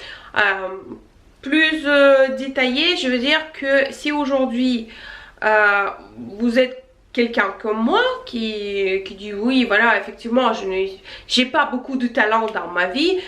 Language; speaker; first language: French; non-native, fluent; Russian